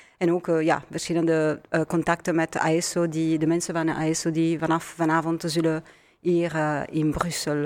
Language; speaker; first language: Dutch; non-native, learner; French